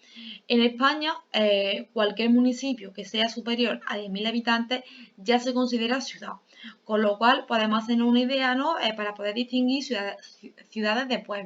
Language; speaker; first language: Spanish; native; Spanish